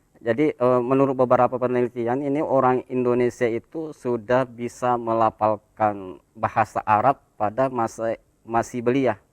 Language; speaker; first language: Indonesian; native; Indonesian